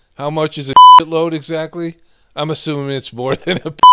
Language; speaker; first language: English; native; English